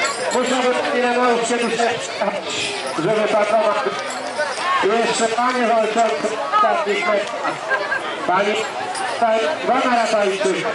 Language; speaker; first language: Polish; native; Polish